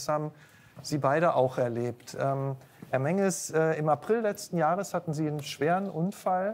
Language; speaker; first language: German; native; German